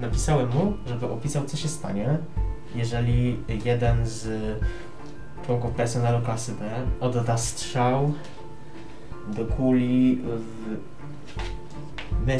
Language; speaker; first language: Polish; native; Polish